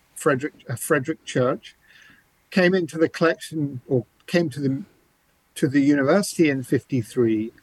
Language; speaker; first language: English; native; English